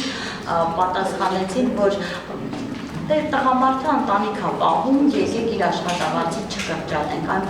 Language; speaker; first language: Armenian; native; Armenian